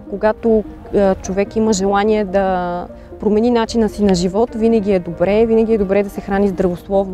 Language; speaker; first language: Bulgarian; native; Bulgarian